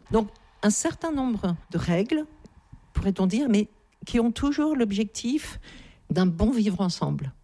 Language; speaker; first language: French; native; French